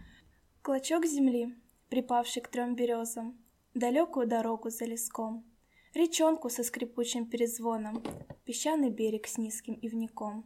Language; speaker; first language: Russian; native; Russian